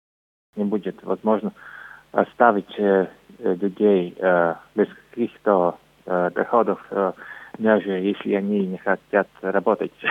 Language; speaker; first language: Russian; non-native, local second language; Latvian